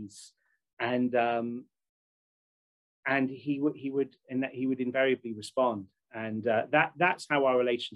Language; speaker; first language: English; native; English